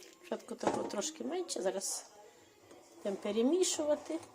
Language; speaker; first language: Ukrainian; native; Ukrainian